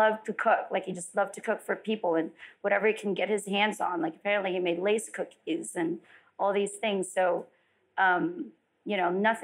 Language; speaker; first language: English; non-native, local second language; Filipino